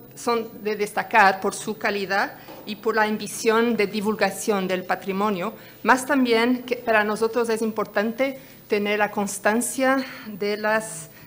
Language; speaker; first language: Spanish; non-native, fluent; Portuguese